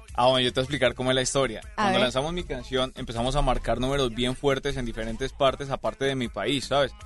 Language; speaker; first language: Spanish; native; Spanish